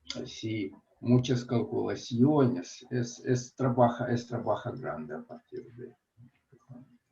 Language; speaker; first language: Spanish; non-native, fluent; Russian